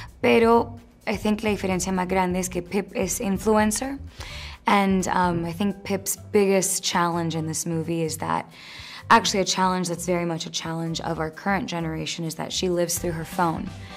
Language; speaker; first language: English; early bilingual, other home language; Spanish